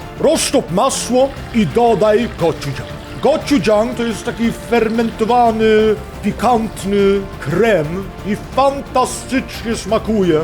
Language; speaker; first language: Polish; non-native, fluent; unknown